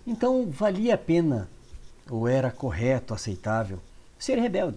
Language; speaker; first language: Portuguese; native; Portuguese